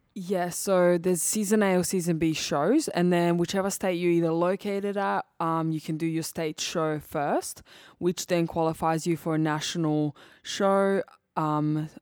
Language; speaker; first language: English; early bilingual, other home language; Serbian